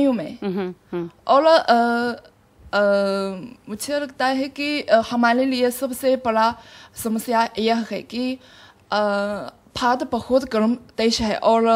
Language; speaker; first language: Hindi; non-native, fluent; Chinese